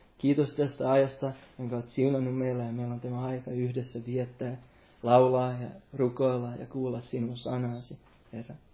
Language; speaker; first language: Finnish; non-native, local second language; Swedish